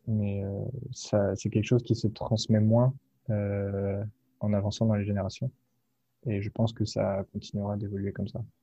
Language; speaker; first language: French; native; French